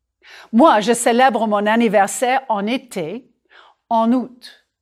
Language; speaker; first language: French; non-native, fluent; English